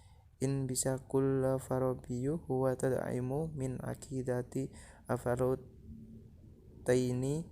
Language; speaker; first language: Arabic; non-native, learner; Indonesian